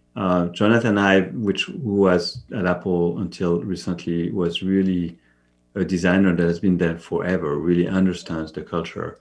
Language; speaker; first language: English; non-native, fluent; French